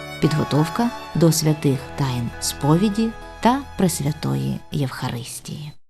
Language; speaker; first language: Ukrainian; native; Ukrainian